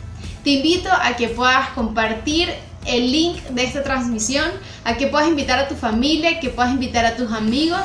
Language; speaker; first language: Spanish; native; Spanish